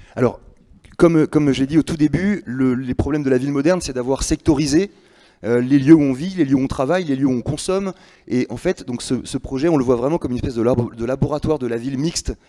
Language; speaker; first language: French; native; French